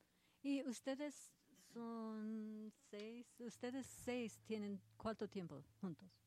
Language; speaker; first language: Spanish; early bilingual, heritage; Spanish